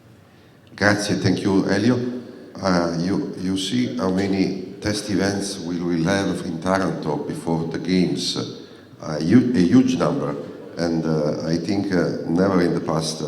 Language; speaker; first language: English; non-native, fluent; Italian